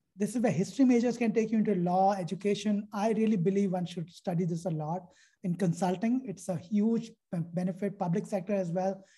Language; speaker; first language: English; non-native, local second language; Hindi